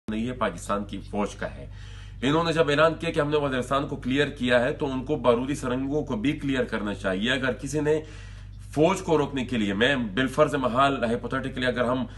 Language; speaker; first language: Urdu; non-native, local second language; Pashto